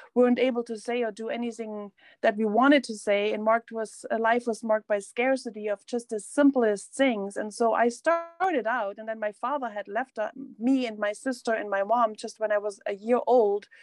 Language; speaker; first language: English; non-native, fluent; German